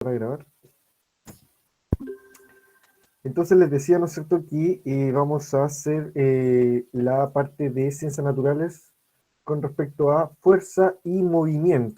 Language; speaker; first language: Spanish; native; Spanish